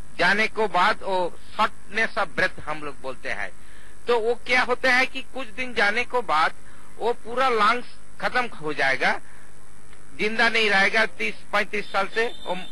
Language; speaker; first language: Hindi; non-native, local second language; Bangla